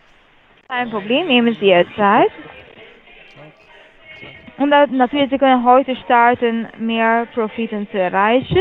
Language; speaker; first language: German; non-native, learner; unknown